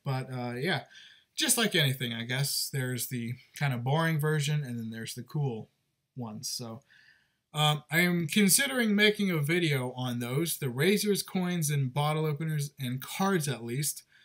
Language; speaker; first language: English; native; English